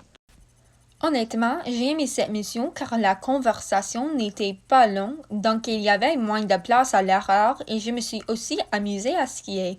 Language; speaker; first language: French; non-native, local second language; English